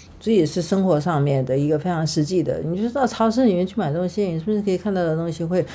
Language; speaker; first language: Chinese; native; Chinese